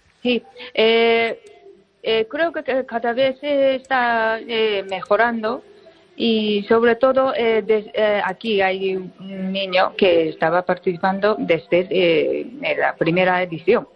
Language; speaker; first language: Spanish; non-native, fluent; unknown